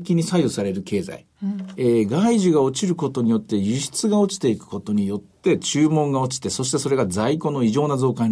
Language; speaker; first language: Japanese; native; Japanese